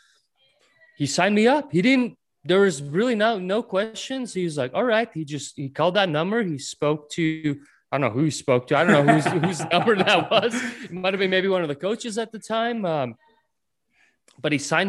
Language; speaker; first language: English; non-native, fluent; Latvian